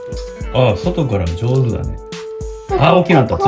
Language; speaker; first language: Japanese; native; Japanese